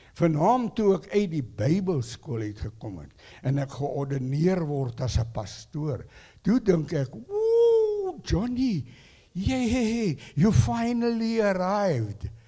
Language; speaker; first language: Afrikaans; non-native, local second language; English